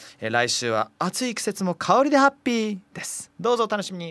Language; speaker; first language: Japanese; native; Japanese